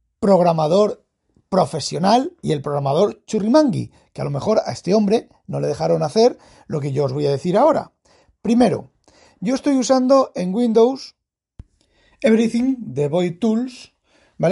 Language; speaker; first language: Spanish; native; Spanish